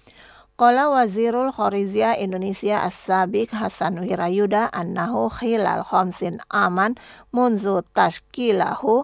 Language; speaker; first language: Arabic; non-native, fluent; Indonesian